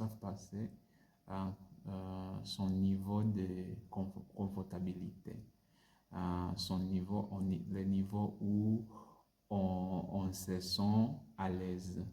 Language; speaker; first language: French; non-native, learner; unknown